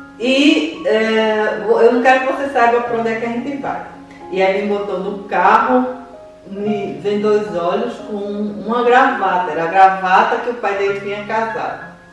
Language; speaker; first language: Portuguese; native; Portuguese